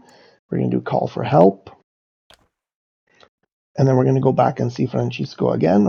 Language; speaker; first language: English; native; English